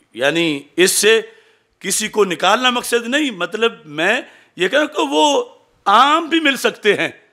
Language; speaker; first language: Urdu; non-native, local second language; Punjabi